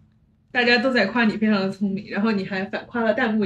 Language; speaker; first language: Chinese; native; Chinese